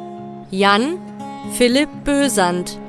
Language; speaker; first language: German; native; German